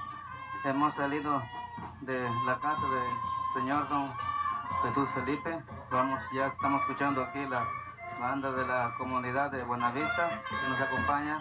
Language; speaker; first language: Spanish; native; Spanish